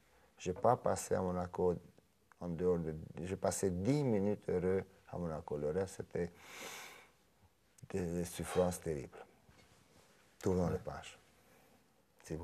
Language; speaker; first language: French; non-native, fluent; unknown